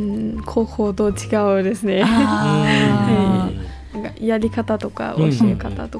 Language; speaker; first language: Japanese; non-native, learner; Thai